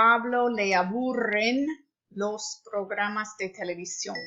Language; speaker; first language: Spanish; non-native, fluent; English